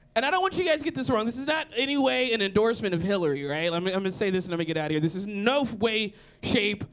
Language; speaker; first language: English; native; English